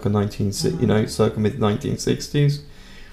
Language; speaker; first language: English; non-native, local second language; Hungarian